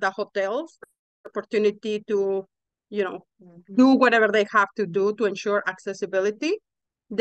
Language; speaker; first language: English; non-native, fluent; Spanish